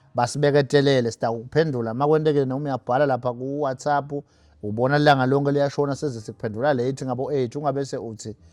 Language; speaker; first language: Zulu; non-native, local second language; Swati